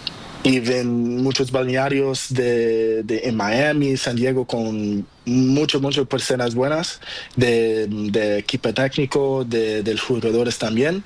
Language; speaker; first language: Spanish; non-native, learner; Portuguese